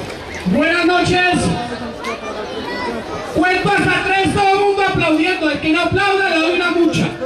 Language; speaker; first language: Spanish; native; Spanish